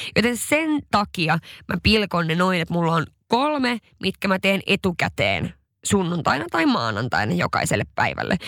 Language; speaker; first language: Finnish; non-native, local second language; Swedish